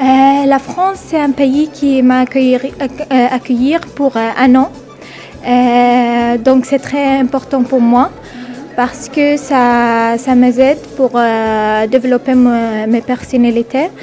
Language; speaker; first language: French; non-native, fluent; Arabic